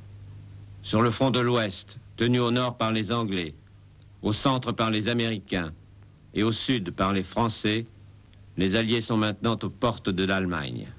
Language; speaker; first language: French; native; French